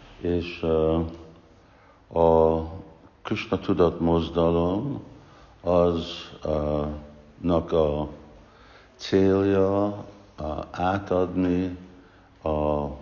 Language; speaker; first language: Hungarian; non-native, fluent; English